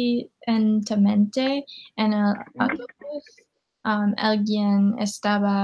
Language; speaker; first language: Spanish; non-native, learner; English